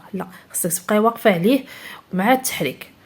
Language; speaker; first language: Arabic; native; Arabic